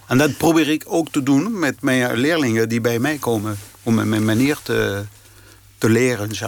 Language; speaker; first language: Dutch; non-native, fluent; French